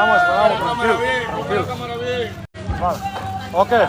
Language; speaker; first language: Spanish; non-native, learner; Bulgarian